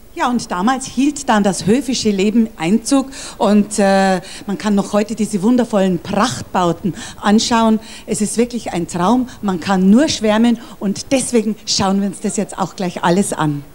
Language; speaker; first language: German; native; German